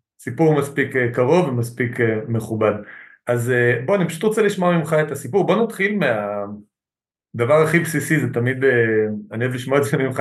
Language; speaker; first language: Hebrew; native; Hebrew